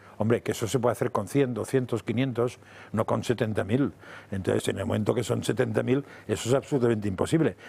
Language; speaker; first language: Spanish; native; Spanish